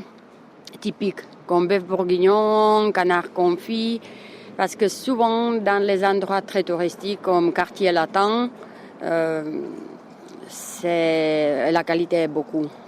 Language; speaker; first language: French; non-native, fluent; Czech